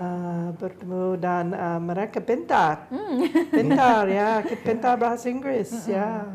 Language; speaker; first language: Indonesian; non-native, learner; English